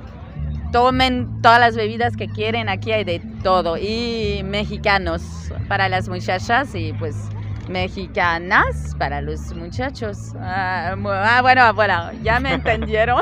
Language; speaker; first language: Spanish; native; Spanish